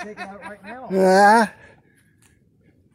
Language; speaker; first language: English; native; English